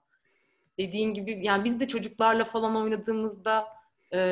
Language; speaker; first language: Turkish; native; Turkish